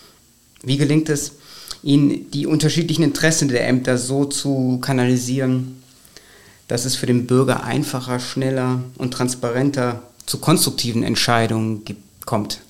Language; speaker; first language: German; native; German